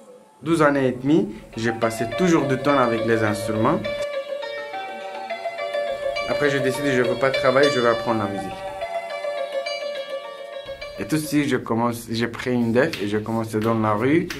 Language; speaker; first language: French; non-native, learner; Kurdish